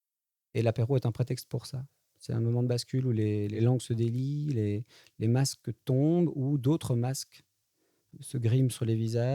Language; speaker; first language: French; native; French